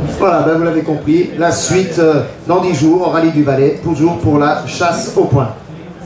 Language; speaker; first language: French; native; French